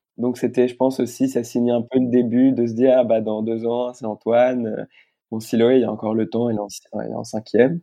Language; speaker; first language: French; native; French